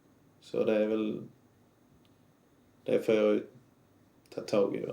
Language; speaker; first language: Swedish; native; Swedish